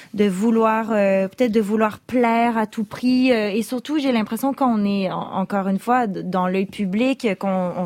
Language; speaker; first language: French; native; French